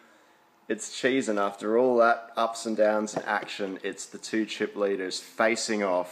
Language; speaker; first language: English; native; English